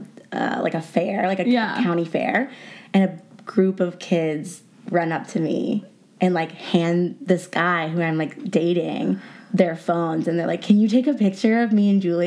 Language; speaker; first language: English; native; English